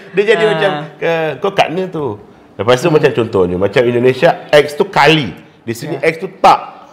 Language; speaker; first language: Malay; native; Malay